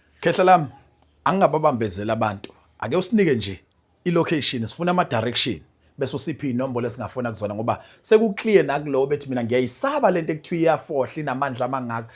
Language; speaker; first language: Zulu; native; Zulu